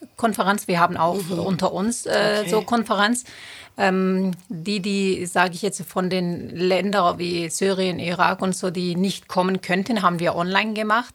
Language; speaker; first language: German; non-native, fluent; Turoyo